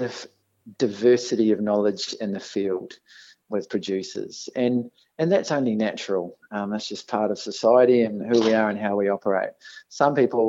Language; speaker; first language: English; native; English